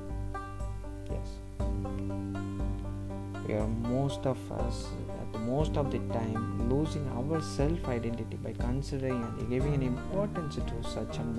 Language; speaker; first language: English; non-native, local second language; Tamil